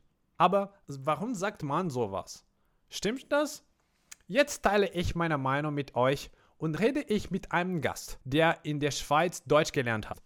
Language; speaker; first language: German; non-native, fluent; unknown